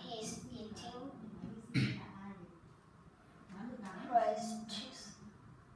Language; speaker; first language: English; non-native, learner; Vietnamese